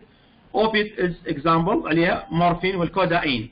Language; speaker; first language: Arabic; native; Arabic